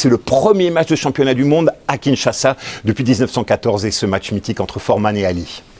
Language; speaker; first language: French; native; French